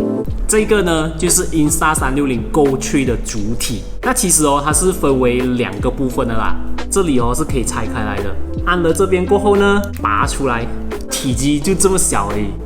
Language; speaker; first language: Chinese; native; Chinese